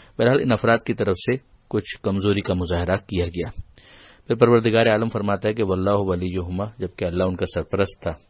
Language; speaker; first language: Urdu; native; Urdu